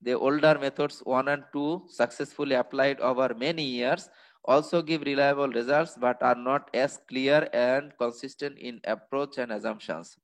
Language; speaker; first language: English; non-native, local second language; Bangla